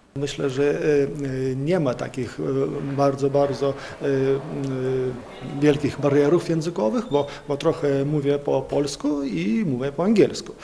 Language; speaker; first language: Polish; non-native, learner; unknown